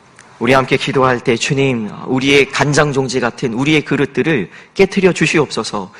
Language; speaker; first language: Korean; native; Korean